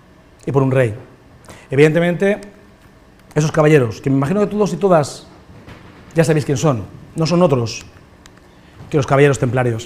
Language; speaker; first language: Spanish; native; Spanish